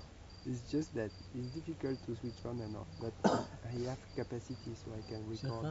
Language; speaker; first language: English; non-native, learner; French